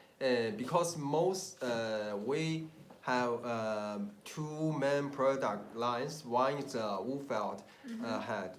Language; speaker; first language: English; non-native, learner; Chinese